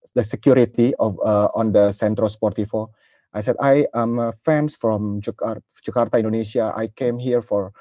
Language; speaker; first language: English; non-native, learner; Indonesian